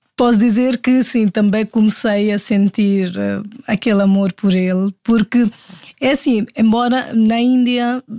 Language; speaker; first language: Portuguese; non-native, fluent; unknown